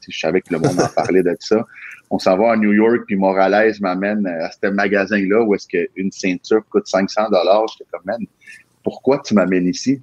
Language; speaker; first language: French; early bilingual, other home language; Spanish